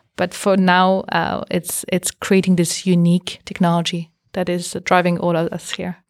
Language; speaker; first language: English; non-native, fluent; French